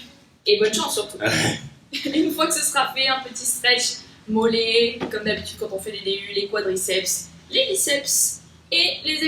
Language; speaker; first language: French; native; French